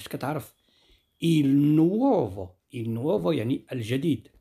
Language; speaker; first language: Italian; non-native, fluent; Arabic